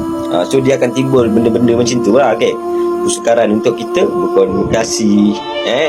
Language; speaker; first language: Malay; native; Malay